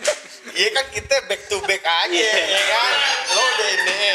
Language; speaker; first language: Indonesian; native; Indonesian